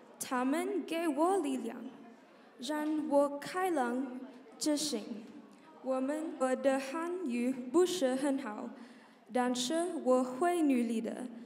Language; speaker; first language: Chinese; non-native, learner; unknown